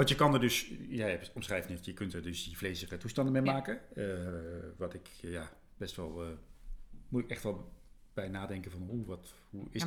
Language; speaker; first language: Dutch; native; Dutch